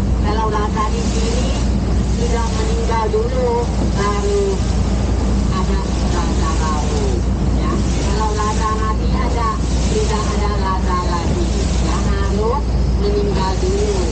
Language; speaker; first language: Indonesian; non-native, fluent; Thai